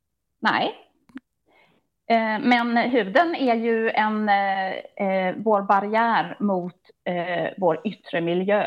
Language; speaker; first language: Swedish; native; Swedish